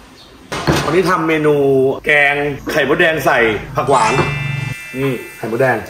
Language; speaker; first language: Thai; native; Thai